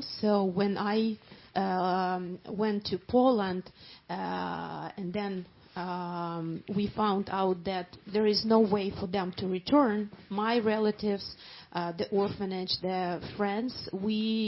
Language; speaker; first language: English; non-native, fluent; Ukrainian